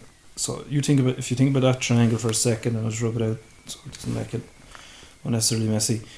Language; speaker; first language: English; native; English